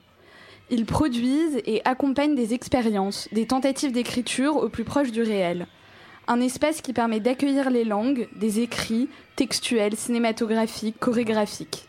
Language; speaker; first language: French; native; French